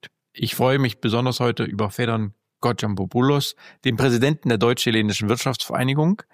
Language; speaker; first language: German; native; German